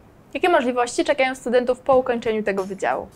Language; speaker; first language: Polish; native; Polish